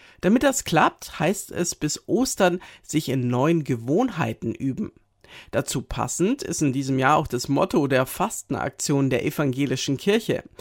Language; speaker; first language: German; native; German